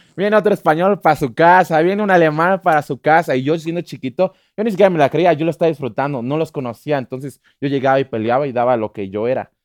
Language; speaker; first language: Spanish; native; Spanish